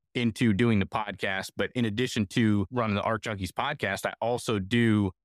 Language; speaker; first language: English; native; English